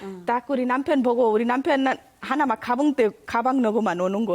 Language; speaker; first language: Korean; non-native, learner; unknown